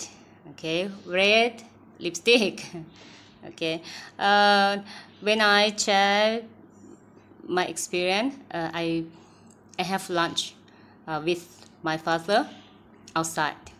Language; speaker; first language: English; non-native, learner; Thai